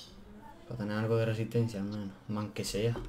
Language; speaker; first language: Spanish; native; Spanish